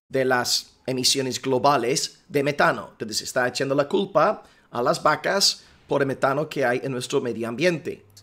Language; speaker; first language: Spanish; non-native, fluent; English